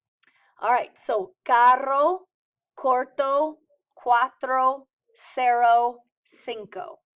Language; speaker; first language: Spanish; non-native, fluent; English